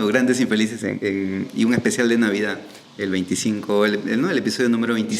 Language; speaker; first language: Spanish; native; Spanish